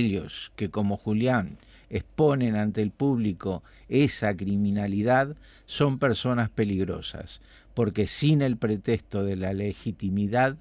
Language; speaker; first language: Spanish; native; Spanish